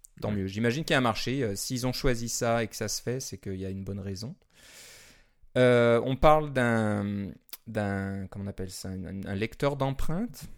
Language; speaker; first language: French; native; French